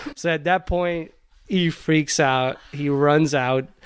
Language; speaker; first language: English; non-native, local second language; Gujarati